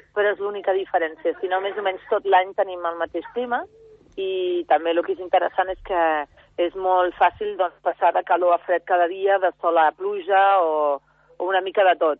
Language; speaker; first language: Catalan; early bilingual, other home language; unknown